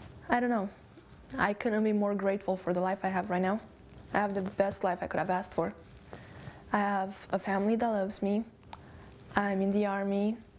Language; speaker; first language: English; early bilingual, other home language; Romanian